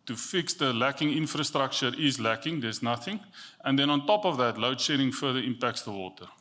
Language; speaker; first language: English; non-native, local second language; Afrikaans